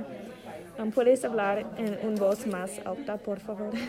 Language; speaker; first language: Spanish; non-native, learner; English